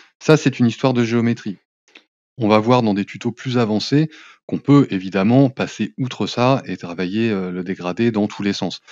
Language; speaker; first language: French; native; French